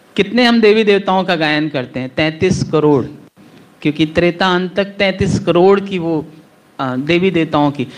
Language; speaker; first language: Hindi; native; Hindi